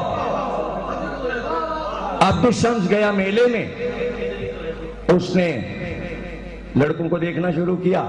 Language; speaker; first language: Urdu; native; Urdu